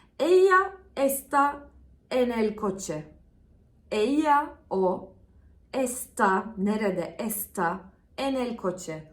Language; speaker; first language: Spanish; non-native, fluent; Turkish